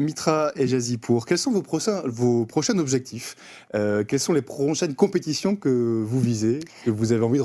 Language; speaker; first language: French; native; French